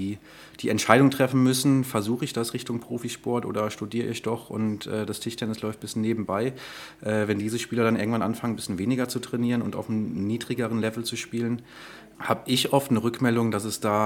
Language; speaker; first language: German; native; German